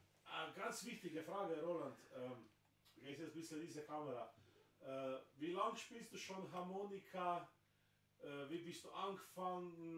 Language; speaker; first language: German; non-native, fluent; Slovenian